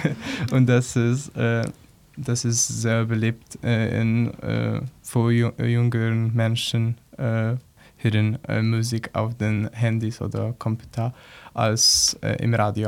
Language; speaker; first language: German; non-native, learner; Polish